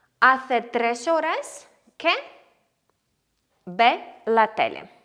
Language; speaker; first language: Spanish; non-native, fluent; Ukrainian